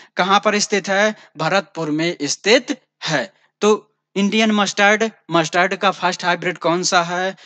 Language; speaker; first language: Hindi; native; Hindi